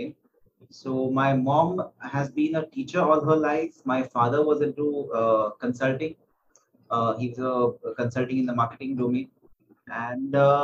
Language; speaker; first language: English; non-native, local second language; Marathi